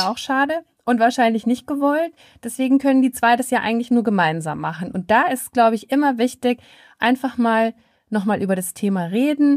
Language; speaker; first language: German; native; German